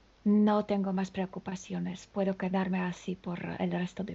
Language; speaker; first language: Spanish; non-native, fluent; French